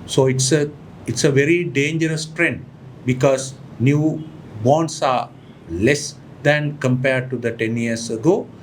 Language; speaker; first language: English; non-native, local second language; Sinhala